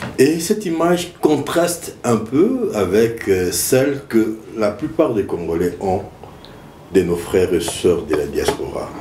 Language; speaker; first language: French; non-native, local second language; Lingala